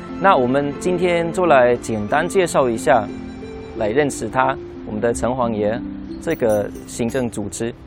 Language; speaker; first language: Chinese; non-native, fluent; German